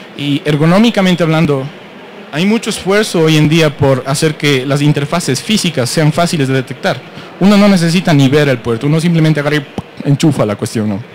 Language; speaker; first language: Spanish; native; Spanish